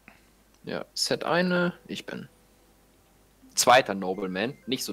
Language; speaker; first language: German; native; German